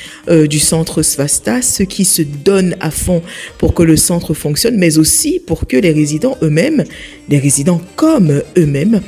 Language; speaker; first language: French; native; French